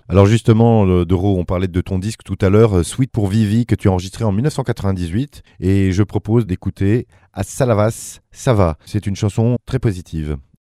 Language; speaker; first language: French; native; French